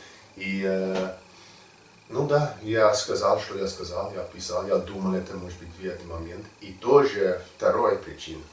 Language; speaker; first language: Russian; non-native, learner; English